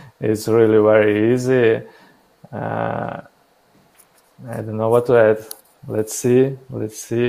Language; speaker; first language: English; non-native, learner; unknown